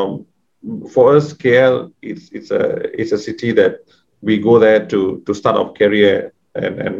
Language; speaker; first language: English; non-native, local second language; Tamil